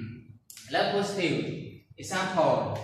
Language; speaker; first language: English; non-native, learner; Khmer